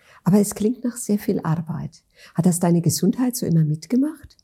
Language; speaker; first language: German; native; German